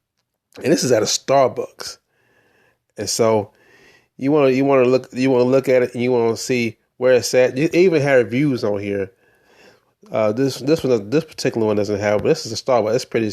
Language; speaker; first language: English; native; English